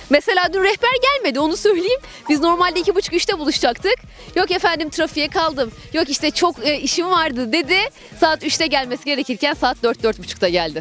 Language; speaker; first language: Turkish; native; Turkish